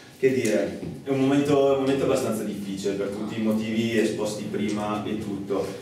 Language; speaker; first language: Italian; native; Italian